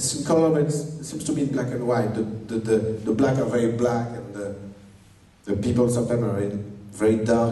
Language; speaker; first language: English; non-native, learner; French